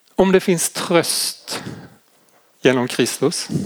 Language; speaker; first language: Swedish; native; Swedish